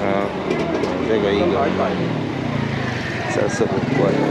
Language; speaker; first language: Chinese; non-native, learner; Filipino